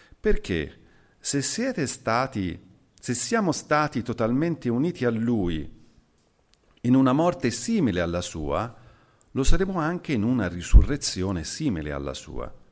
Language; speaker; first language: Italian; native; Italian